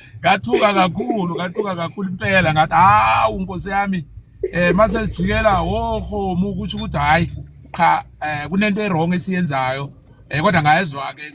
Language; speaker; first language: Zulu; non-native, local second language; South Ndebele